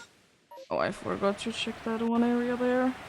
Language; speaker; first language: English; non-native, fluent; Finnish